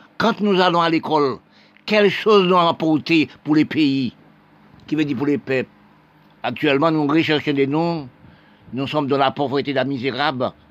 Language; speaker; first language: French; non-native, local second language; Haitian Creole